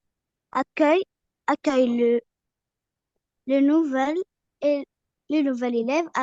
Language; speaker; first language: French; non-native, learner; Arabic